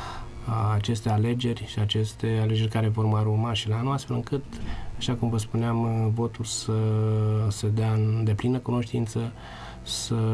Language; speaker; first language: Romanian; native; Romanian